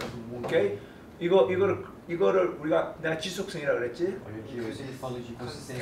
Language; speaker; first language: Korean; native; Korean